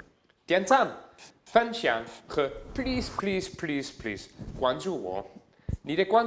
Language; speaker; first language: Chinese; non-native, learner; German